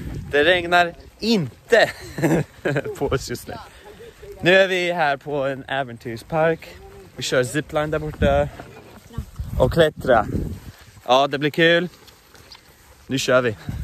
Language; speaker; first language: Swedish; early bilingual, other home language; English